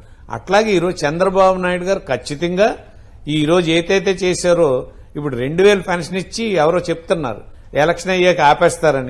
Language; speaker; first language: Telugu; native; Telugu